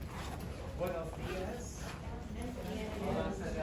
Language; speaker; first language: Spanish; non-native, fluent; English